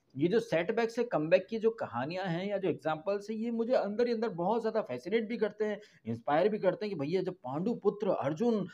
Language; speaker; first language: Hindi; native; Hindi